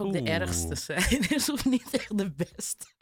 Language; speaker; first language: Dutch; native; Dutch